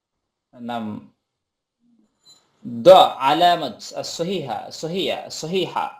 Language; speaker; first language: Arabic; non-native, fluent; Bangla